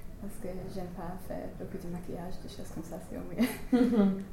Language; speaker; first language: French; non-native, learner; English